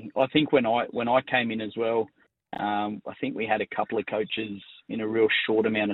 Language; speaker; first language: English; native; English